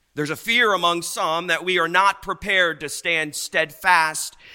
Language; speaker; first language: English; native; English